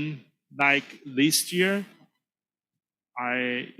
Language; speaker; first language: English; non-native, fluent; Chinese